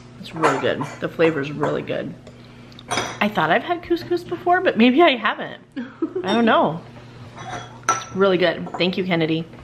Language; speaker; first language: English; native; English